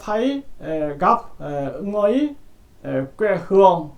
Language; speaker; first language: Vietnamese; non-native, learner; Korean